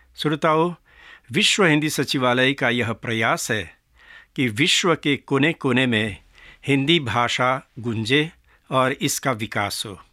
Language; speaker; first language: Hindi; early bilingual, heritage; Hindi